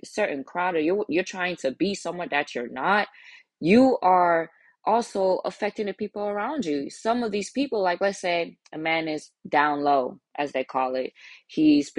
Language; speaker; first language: English; early bilingual, other home language; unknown